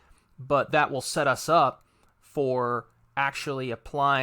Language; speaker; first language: English; native; English